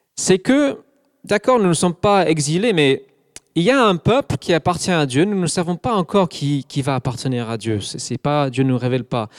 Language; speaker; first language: French; non-native, fluent; English